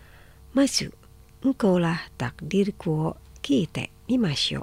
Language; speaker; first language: Japanese; non-native, fluent; Indonesian